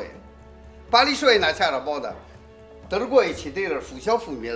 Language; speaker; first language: Russian; non-native, learner; Chinese